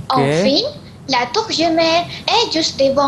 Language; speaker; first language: French; non-native, learner; Malay